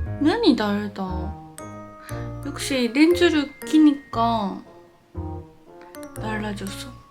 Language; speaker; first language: Korean; non-native, learner; Japanese